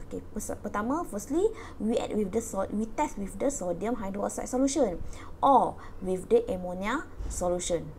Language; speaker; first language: English; non-native, local second language; Malay